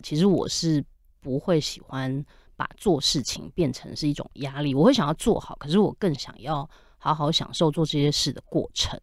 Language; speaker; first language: Chinese; native; Chinese